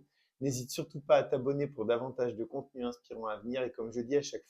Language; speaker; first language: French; native; French